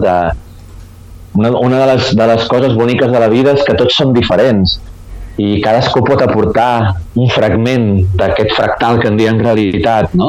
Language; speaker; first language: Catalan; native; Catalan